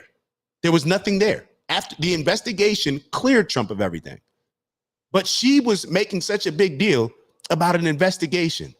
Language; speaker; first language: English; native; English